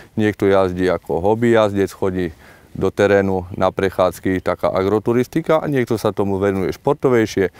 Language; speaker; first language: Slovak; native; Slovak